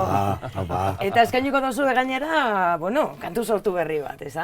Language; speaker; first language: Basque; native; Basque